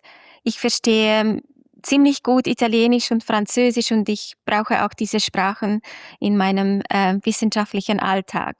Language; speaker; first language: German; non-native, fluent; Hungarian